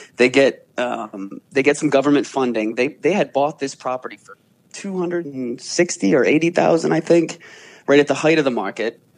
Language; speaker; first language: English; native; English